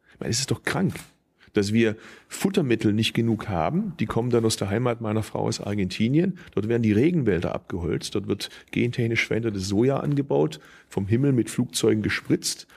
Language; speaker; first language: German; early bilingual, other home language; Turkish